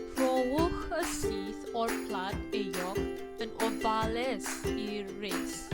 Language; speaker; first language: Welsh; non-native, learner; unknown